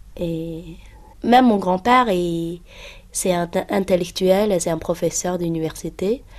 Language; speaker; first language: French; non-native, fluent; Uyghur